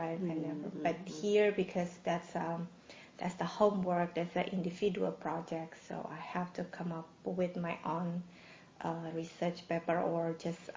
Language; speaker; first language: English; non-native, fluent; Indonesian